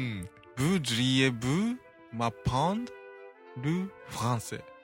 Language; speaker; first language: French; non-native, learner; Japanese